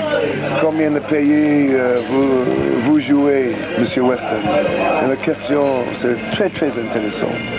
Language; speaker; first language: French; non-native, learner; English